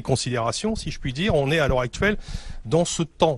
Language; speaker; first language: French; native; French